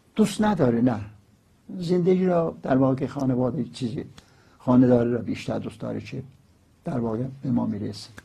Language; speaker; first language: Persian; non-native, local second language; Azerbaijani